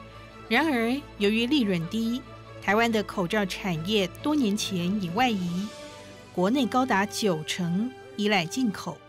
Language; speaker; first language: Chinese; native; Chinese